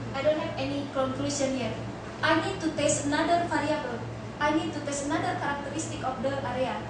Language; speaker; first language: English; non-native, fluent; Indonesian